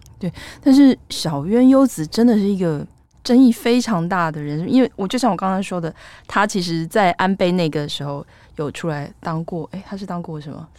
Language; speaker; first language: Chinese; native; Chinese